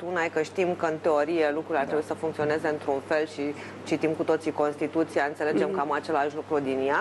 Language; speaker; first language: Romanian; non-native, fluent; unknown